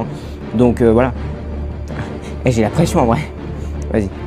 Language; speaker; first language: French; native; French